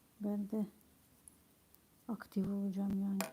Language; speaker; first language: Turkish; non-native, fluent; Ukrainian